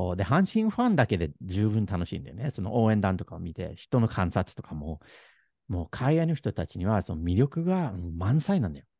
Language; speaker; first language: Japanese; non-native, fluent; English